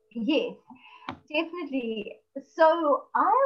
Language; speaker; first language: English; native; English